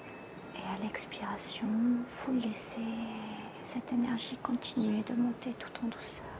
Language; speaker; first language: French; native; French